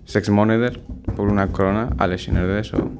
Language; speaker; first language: Norwegian; non-native, learner; Spanish